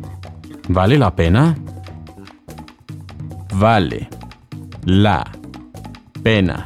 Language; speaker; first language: Spanish; non-native, fluent; English